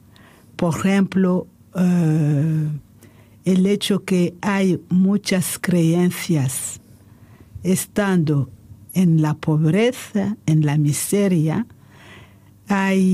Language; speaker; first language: Spanish; non-native, fluent; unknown